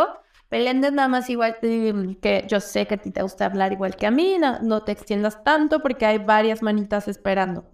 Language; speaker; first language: Spanish; native; Spanish